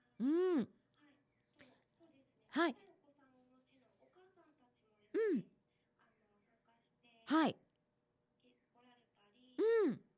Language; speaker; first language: Japanese; native; Japanese